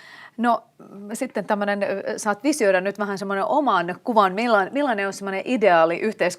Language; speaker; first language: Finnish; native; Finnish